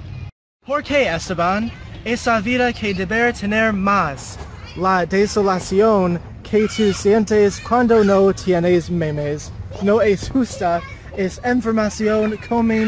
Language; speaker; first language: Spanish; non-native, learner; English